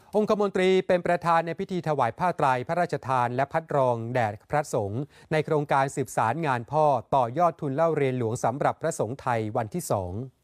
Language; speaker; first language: Thai; native; Thai